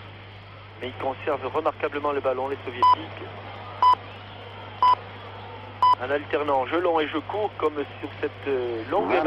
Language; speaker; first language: French; native; French